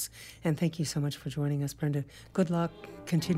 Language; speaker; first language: English; native; English